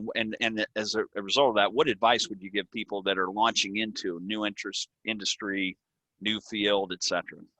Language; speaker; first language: English; native; English